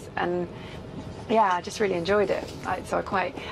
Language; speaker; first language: English; native; English